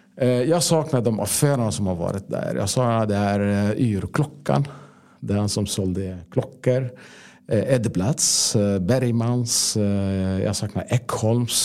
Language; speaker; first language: Swedish; non-native, fluent; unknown